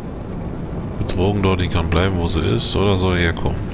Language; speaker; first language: German; native; German